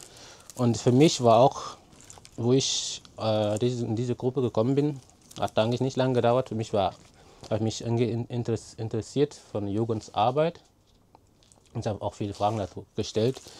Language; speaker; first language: German; non-native, fluent; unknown